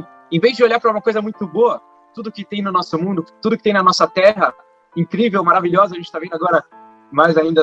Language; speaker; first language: Portuguese; native; Portuguese